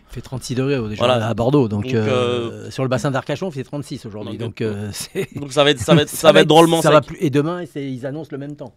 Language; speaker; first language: French; native; French